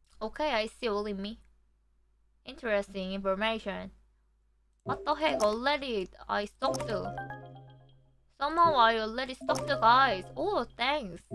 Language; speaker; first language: English; non-native, learner; Korean